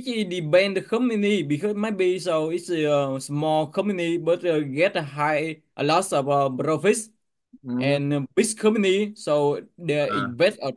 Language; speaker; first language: English; non-native, learner; Vietnamese